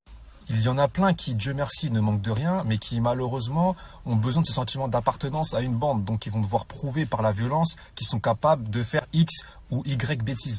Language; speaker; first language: French; native; French